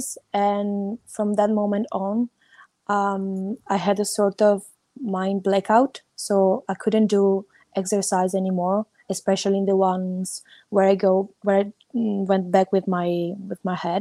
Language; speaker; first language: English; non-native, fluent; Italian